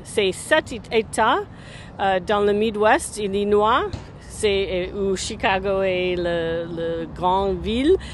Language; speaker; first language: French; non-native, fluent; English